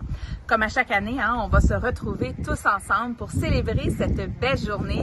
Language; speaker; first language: French; native; French